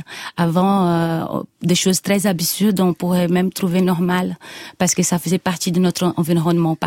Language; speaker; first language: French; non-native, fluent; Portuguese